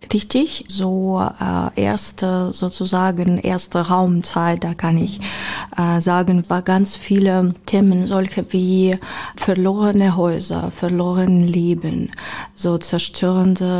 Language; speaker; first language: German; non-native, learner; Ukrainian